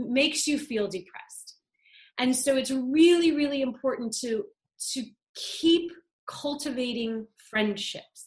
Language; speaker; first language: English; native; English